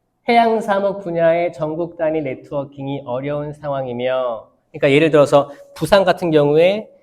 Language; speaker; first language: Korean; native; Korean